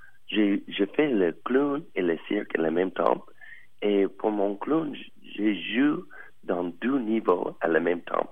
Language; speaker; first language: French; non-native, learner; English